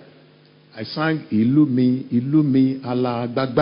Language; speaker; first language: English; non-native, local second language; Yoruba